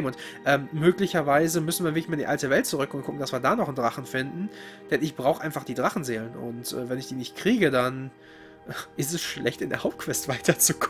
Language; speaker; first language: German; native; German